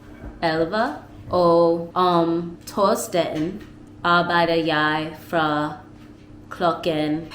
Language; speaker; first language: Danish; non-native, learner; English